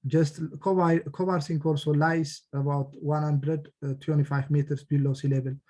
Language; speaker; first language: English; non-native, local second language; Amharic